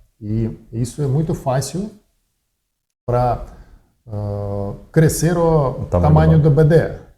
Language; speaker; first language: Portuguese; non-native, learner; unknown